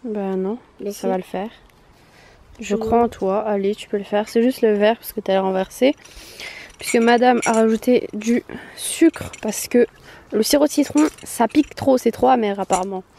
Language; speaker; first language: French; native; French